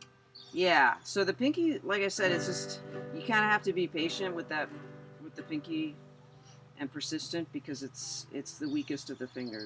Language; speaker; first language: English; native; English